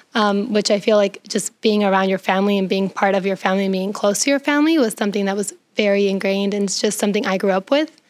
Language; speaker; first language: English; early bilingual, other home language; Spanish